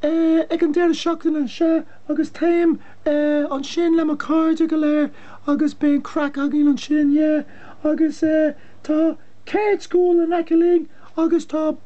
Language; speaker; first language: Irish; non-native, local second language; English